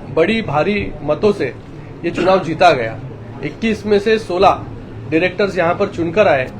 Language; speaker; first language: Hindi; non-native, local second language; Marathi